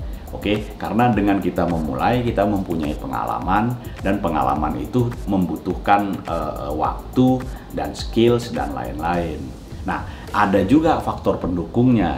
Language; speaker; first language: Indonesian; native; Indonesian